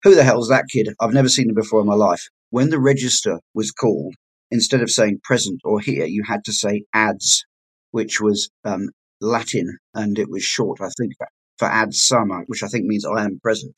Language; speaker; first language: English; native; English